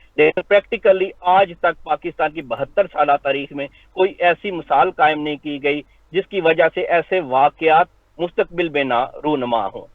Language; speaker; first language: Urdu; native; Urdu